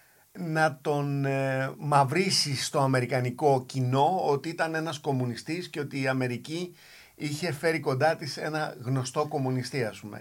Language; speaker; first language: Greek; native; Greek